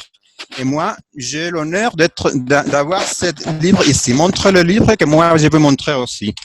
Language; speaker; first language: French; non-native, fluent; Spanish